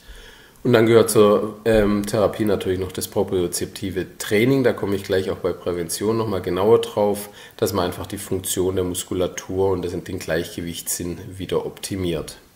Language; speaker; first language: German; native; German